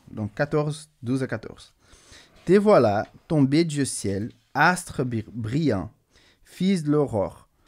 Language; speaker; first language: French; non-native, fluent; Portuguese